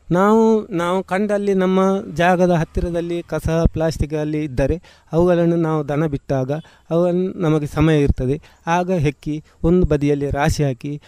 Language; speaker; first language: Kannada; native; Kannada